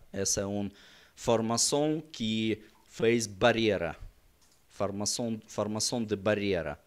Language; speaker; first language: Portuguese; non-native, learner; Russian